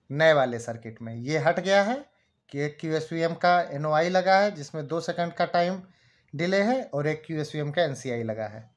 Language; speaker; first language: Hindi; native; Hindi